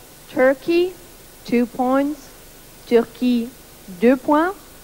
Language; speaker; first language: English; non-native, fluent; Luxembourgish